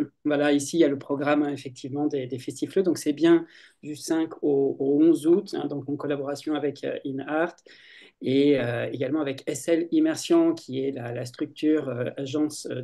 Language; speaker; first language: French; native; French